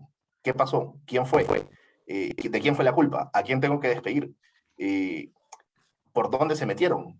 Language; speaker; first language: Spanish; native; Spanish